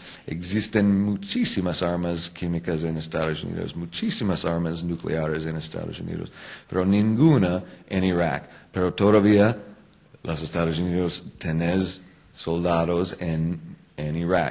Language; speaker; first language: Spanish; non-native, fluent; English